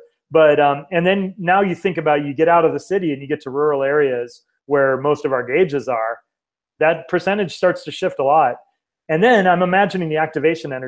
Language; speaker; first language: English; native; English